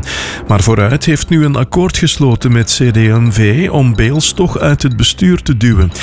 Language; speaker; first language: Dutch; native; Dutch